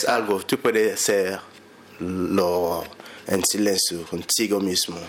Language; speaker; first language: Spanish; non-native, learner; English